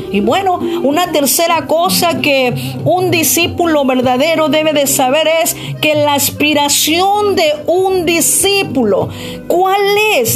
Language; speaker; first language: Spanish; native; Spanish